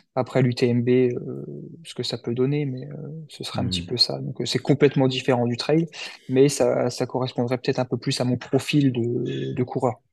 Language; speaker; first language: French; native; French